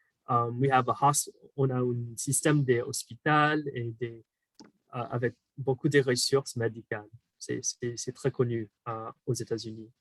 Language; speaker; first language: French; non-native, fluent; English